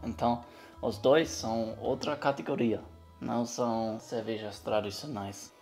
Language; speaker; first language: Portuguese; non-native, learner; German